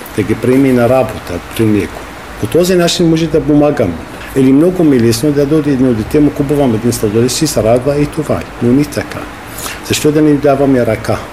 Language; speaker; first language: Bulgarian; non-native, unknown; Arabic